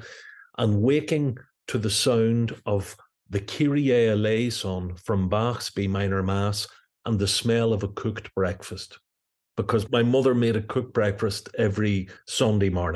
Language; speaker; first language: English; native; English